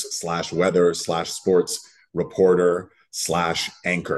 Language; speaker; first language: English; native; English